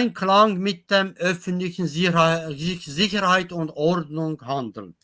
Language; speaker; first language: German; non-native, learner; Kurdish